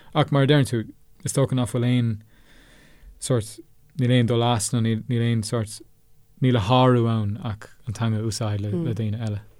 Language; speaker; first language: Irish; non-native, local second language; English